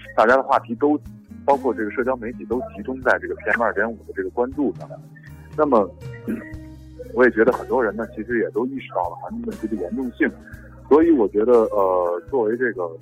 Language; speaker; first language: Chinese; native; Chinese